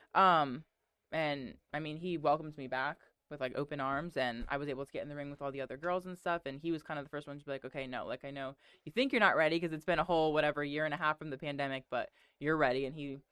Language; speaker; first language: English; native; English